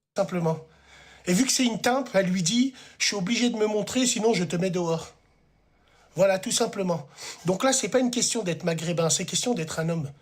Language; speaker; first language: French; early bilingual, other home language; Arabic